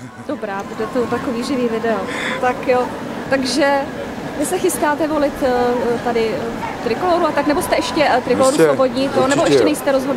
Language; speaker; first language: Czech; native; Czech